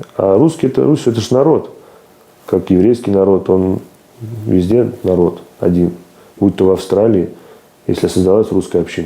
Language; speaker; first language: Russian; native; Russian